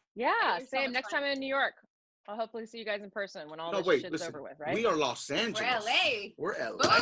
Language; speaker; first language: English; native; English